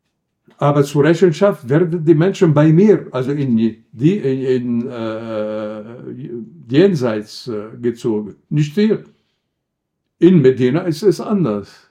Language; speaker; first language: German; non-native, fluent; Arabic